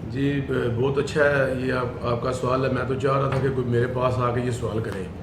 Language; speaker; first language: Urdu; non-native, local second language; Punjabi